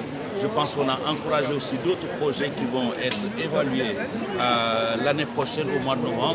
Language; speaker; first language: French; non-native, local second language; Wolof